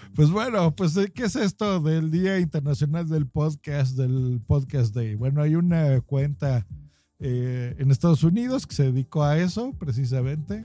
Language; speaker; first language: Spanish; native; Spanish